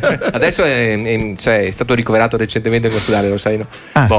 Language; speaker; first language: Italian; native; Italian